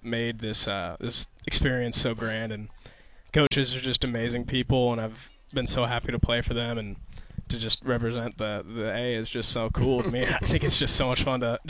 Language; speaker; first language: English; native; English